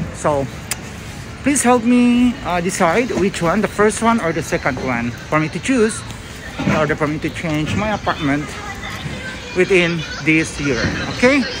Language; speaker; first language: English; non-native, local second language; Filipino